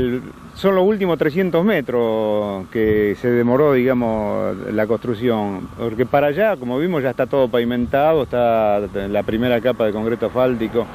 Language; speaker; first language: Spanish; native; Spanish